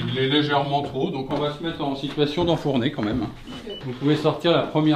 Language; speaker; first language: French; native; French